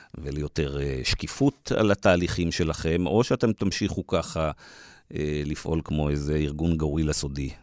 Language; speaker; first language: Hebrew; native; Hebrew